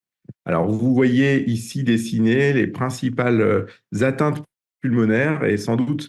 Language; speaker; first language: French; native; French